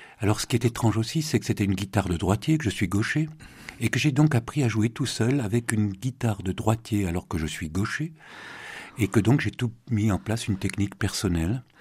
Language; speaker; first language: French; native; French